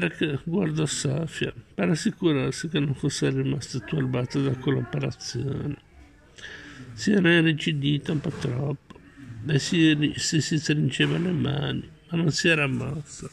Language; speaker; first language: Italian; native; Italian